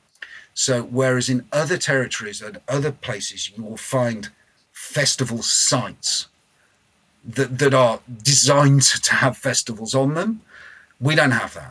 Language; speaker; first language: English; native; English